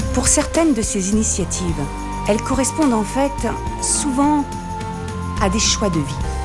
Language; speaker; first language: French; native; French